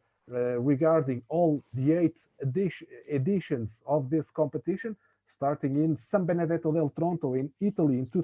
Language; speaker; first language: English; non-native, fluent; Portuguese